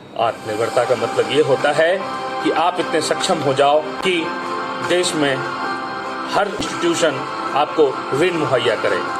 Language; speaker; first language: Hindi; native; Hindi